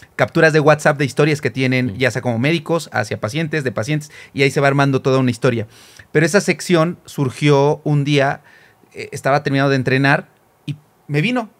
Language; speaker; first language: Spanish; native; Spanish